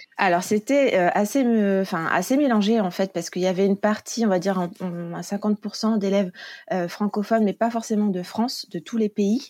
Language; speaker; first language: French; native; French